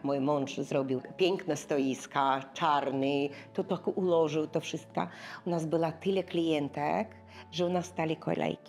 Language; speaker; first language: Polish; non-native, learner; Russian